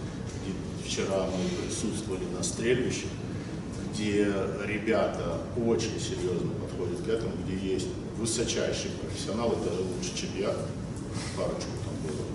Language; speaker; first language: Russian; early bilingual, other home language; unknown